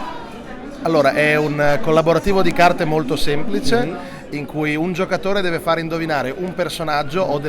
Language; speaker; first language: Italian; native; Italian